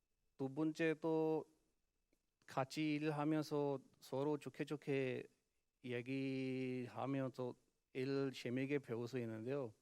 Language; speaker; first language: Korean; non-native, learner; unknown